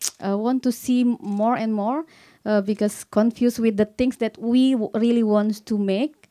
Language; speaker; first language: English; non-native, learner; Indonesian